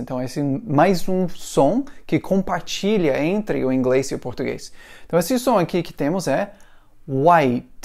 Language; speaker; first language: Portuguese; non-native, fluent; English